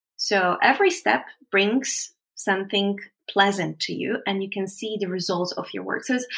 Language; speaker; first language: English; non-native, fluent; Polish